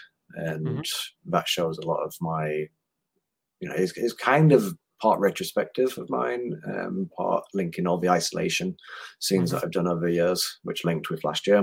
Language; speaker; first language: English; native; English